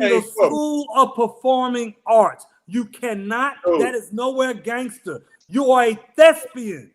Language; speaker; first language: English; native; English